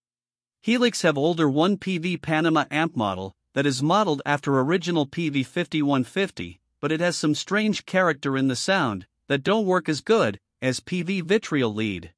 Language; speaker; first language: English; non-native, fluent; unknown